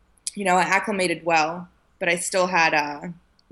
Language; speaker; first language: English; early bilingual, other home language; Arabic